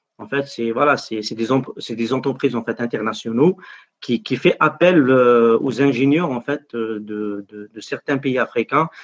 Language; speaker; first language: French; non-native, local second language; Arabic